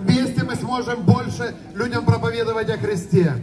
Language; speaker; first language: Polish; non-native, learner; Russian